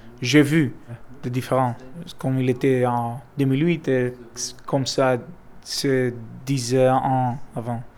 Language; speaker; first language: French; non-native, learner; Greek